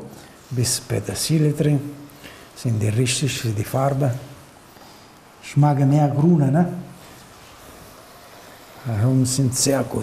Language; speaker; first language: German; non-native, learner; Italian